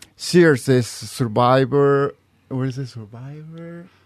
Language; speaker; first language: English; non-native, fluent; Spanish